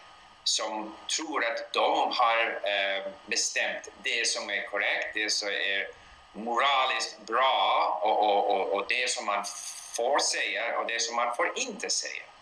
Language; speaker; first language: Swedish; non-native, fluent; English